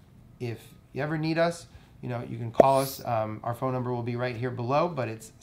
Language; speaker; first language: English; native; English